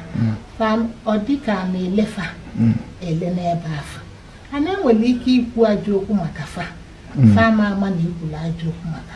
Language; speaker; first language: Igbo; native; Igbo